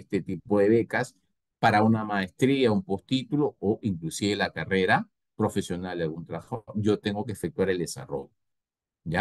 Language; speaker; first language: Spanish; native; Spanish